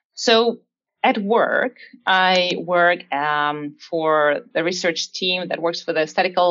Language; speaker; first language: English; non-native, fluent; Russian